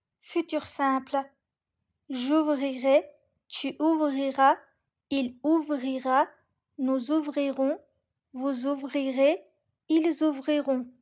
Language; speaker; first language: French; non-native, learner; Turkish